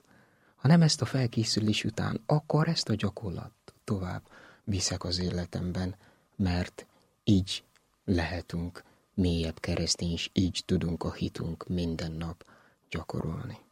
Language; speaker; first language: Hungarian; non-native, fluent; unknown